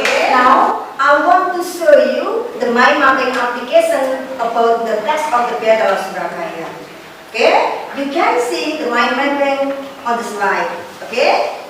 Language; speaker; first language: English; non-native, fluent; Indonesian